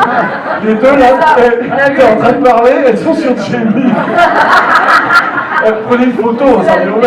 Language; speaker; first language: French; native; French